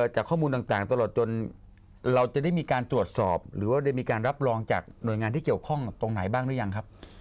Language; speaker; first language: Thai; native; Thai